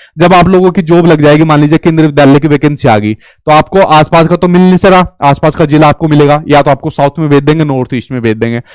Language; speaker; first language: Hindi; native; Hindi